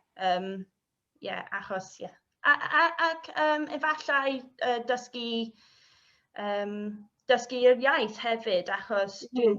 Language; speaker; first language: Welsh; non-native, learner; English